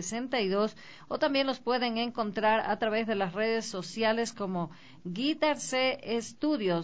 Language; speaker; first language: Spanish; native; Spanish